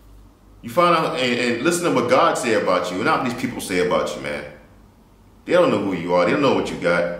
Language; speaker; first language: English; native; English